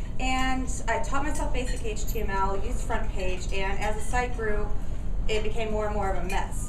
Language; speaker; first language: English; native; English